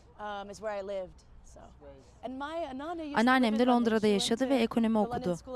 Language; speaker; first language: Turkish; non-native, learner; English